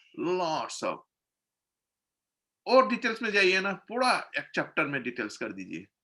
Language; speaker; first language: Hindi; non-native, local second language; Manipuri